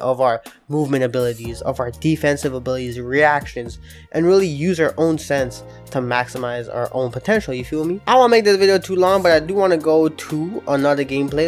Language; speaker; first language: English; native; English